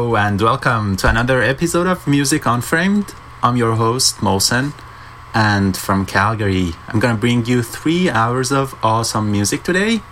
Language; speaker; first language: English; non-native, fluent; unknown